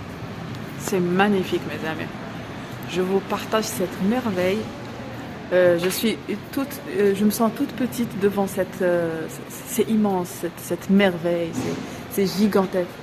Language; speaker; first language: French; non-native, local second language; Arabic